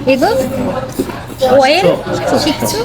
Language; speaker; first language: Korean; non-native, learner; Bangla